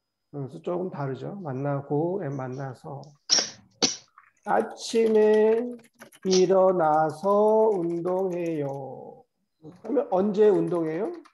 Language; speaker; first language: Korean; native; Korean